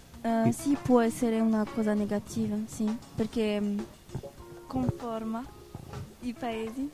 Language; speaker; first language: Italian; non-native, learner; French